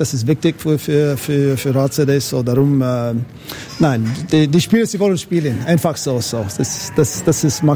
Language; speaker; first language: German; non-native, fluent; English